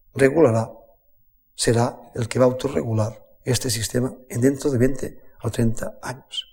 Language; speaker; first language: Spanish; native; Spanish